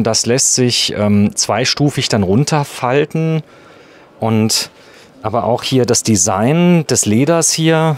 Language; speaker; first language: German; native; German